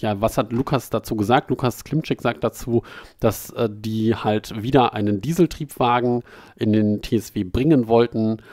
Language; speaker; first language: German; native; German